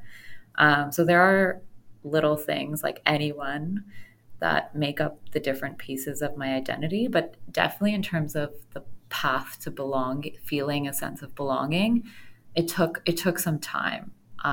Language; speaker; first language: English; native; English